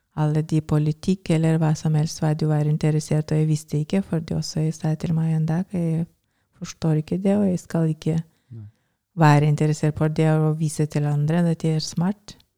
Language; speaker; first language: Norwegian; non-native, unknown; Lithuanian